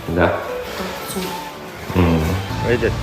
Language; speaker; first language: Russian; non-native, learner; Chinese